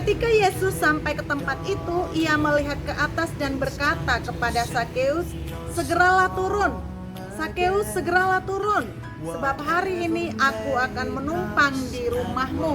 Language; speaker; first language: Indonesian; native; Indonesian